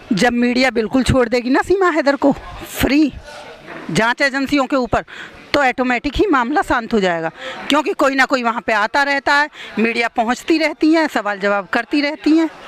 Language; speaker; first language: Hindi; native; Hindi